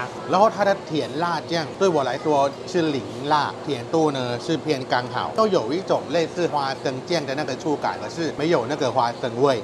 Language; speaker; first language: Chinese; non-native, fluent; Thai